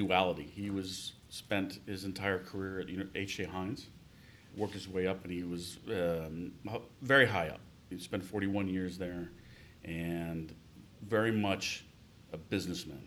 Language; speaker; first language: English; native; English